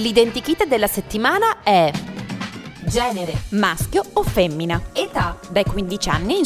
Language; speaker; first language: Italian; native; Italian